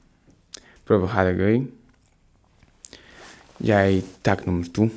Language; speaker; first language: Norwegian; non-native, learner; Spanish